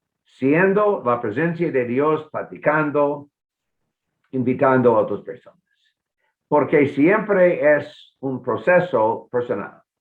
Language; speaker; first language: Spanish; non-native, fluent; English